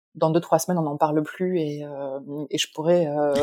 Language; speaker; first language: French; native; French